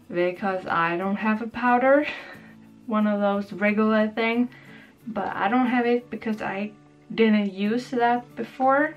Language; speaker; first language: English; non-native, fluent; Swedish